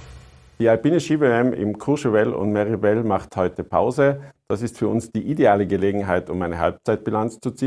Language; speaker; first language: German; native; German